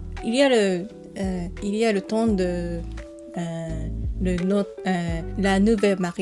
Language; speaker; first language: French; non-native, learner; Japanese